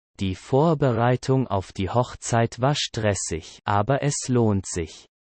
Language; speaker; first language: German; non-native, learner; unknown